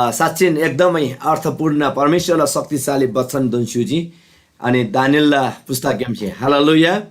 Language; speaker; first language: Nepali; non-native, local second language; Eastern Tamang